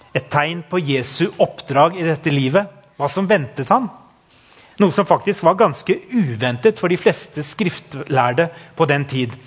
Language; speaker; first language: Norwegian; native; Norwegian